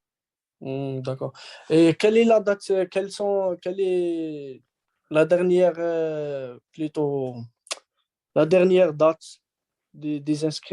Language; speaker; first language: French; non-native, learner; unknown